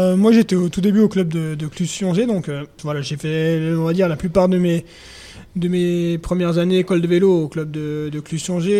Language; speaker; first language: French; native; French